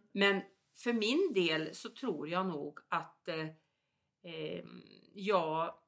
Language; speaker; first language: Swedish; native; Swedish